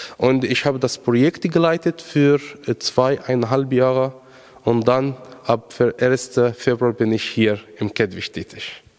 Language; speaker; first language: German; non-native, fluent; Arabic